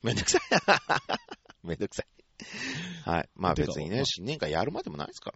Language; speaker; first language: Japanese; native; Japanese